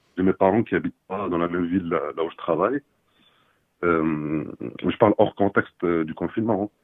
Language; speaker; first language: French; non-native, local second language; Arabic